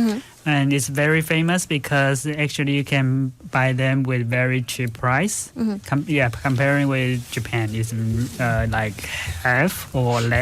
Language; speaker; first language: English; non-native, fluent; Chinese